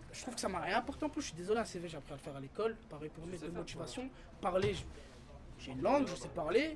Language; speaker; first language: French; native; French